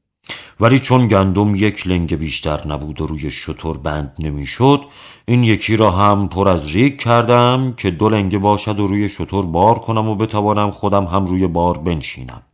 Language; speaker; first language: Persian; native; Persian